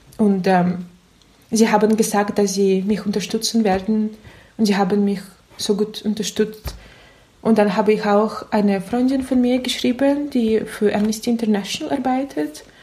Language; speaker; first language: German; non-native, learner; Russian